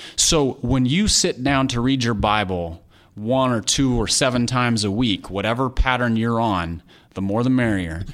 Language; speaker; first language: English; native; English